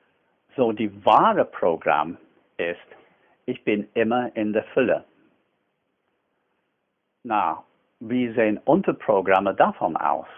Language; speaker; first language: German; non-native, fluent; English